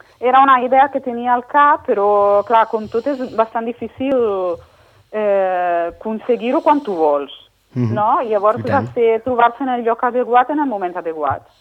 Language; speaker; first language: Catalan; non-native, fluent; Italian